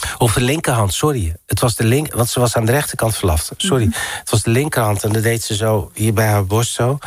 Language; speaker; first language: Dutch; early bilingual, other home language; Riffian